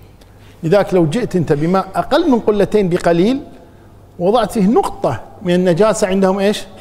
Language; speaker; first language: Arabic; native; Arabic